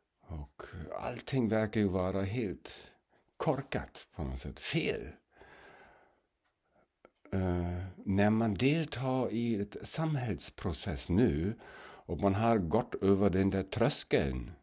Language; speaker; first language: Swedish; non-native, fluent; German